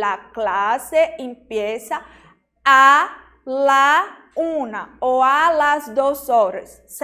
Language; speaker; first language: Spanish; non-native, fluent; Portuguese